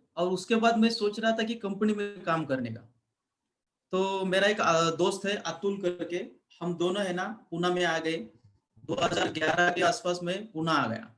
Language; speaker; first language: Hindi; non-native, local second language; Marathi